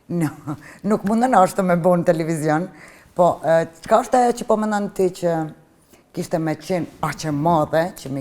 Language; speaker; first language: Albanian; native; Albanian